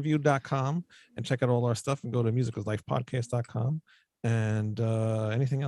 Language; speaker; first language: English; native; English